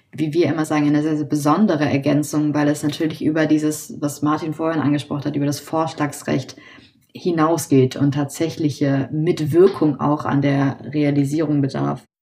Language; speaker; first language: German; native; German